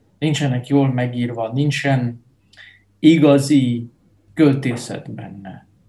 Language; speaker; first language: Hungarian; non-native, fluent; Dutch